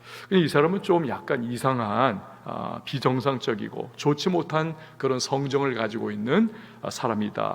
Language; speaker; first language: Korean; native; Korean